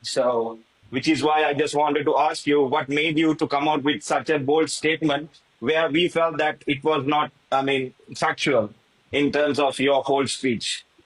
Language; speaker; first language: English; non-native, local second language; Tamil